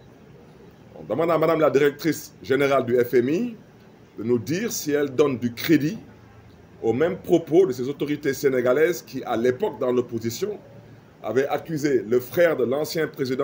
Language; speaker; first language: French; non-native, local second language; Wolof